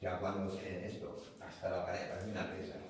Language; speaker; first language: Spanish; native; Spanish